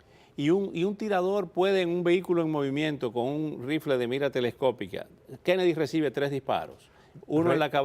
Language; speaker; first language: Spanish; native; Spanish